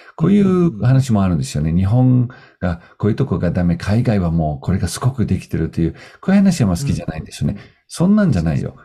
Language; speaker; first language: Japanese; non-native, fluent; Dutch